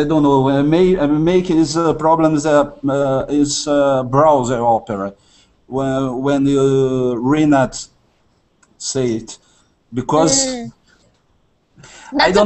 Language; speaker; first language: English; non-native, learner; Russian